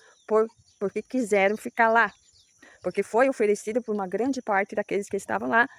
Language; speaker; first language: Portuguese; native; Portuguese